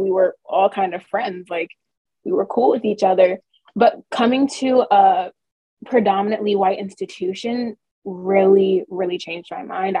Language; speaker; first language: English; native; English